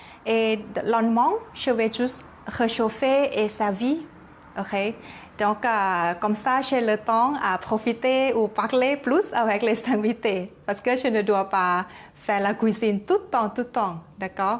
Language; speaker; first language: French; non-native, learner; Thai